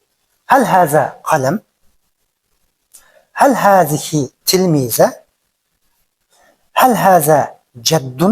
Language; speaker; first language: Arabic; non-native, fluent; Kyrgyz